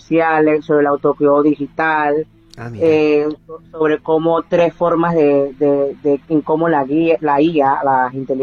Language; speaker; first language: Spanish; native; Spanish